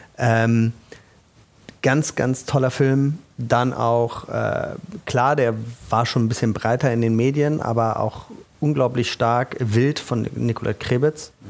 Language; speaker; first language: German; native; German